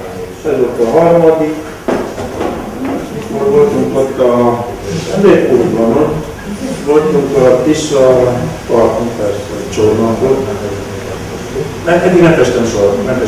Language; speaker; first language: Hungarian; non-native, local second language; Romanian